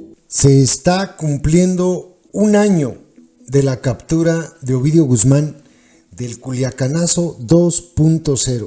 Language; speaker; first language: Spanish; native; Spanish